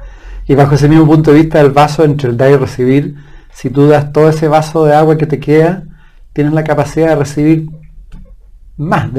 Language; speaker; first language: Spanish; native; Spanish